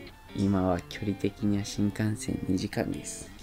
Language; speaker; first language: Japanese; native; Japanese